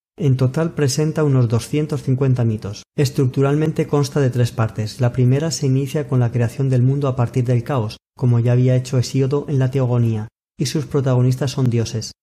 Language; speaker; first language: Spanish; native; Spanish